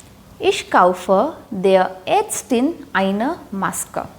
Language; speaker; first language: German; non-native, fluent; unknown